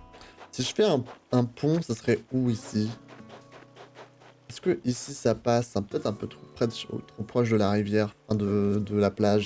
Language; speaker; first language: French; native; French